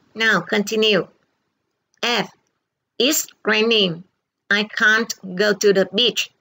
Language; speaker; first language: English; non-native, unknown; Vietnamese